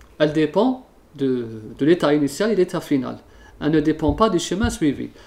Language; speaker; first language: French; non-native, local second language; Arabic